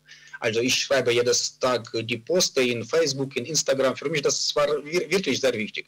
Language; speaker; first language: German; non-native, learner; Ukrainian